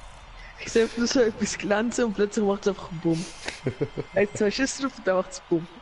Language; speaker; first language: German; non-native, learner; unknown